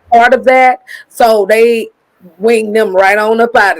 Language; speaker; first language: English; native; English